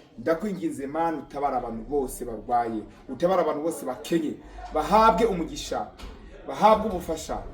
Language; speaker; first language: Kinyarwanda; early bilingual, heritage; Kinyarwanda